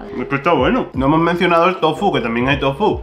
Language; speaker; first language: Spanish; native; Spanish